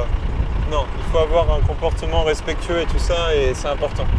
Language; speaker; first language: French; native; French